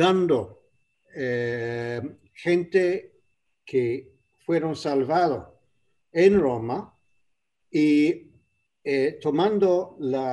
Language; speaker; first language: Spanish; non-native, fluent; English